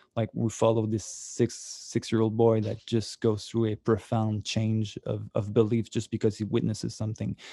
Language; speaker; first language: English; native; English